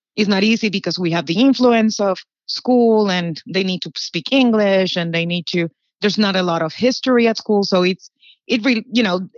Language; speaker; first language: English; early bilingual, other home language; Spanish